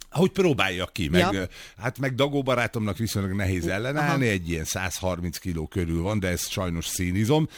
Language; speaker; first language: Hungarian; native; Hungarian